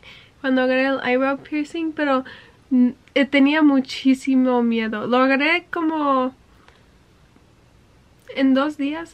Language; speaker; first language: Spanish; early bilingual, heritage; English